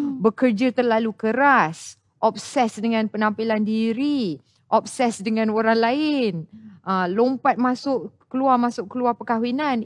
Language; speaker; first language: Malay; non-native, local second language; English